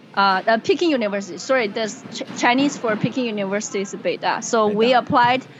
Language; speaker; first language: English; non-native, fluent; Chinese